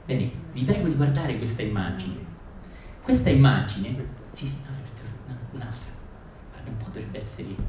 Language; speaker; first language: Italian; native; Italian